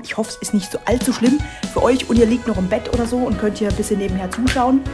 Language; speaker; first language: German; native; German